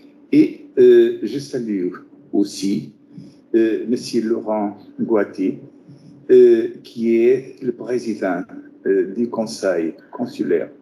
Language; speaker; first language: French; non-native, fluent; Portuguese